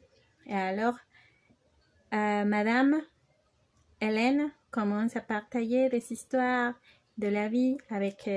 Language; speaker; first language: French; non-native, learner; Spanish